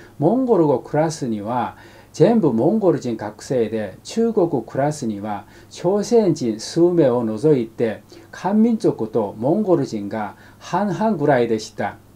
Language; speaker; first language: Japanese; non-native, fluent; Korean